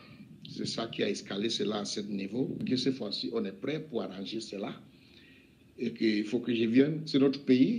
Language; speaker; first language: French; non-native, local second language; English